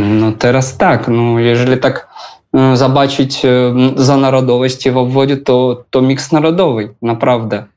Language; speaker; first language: Polish; non-native, learner; Russian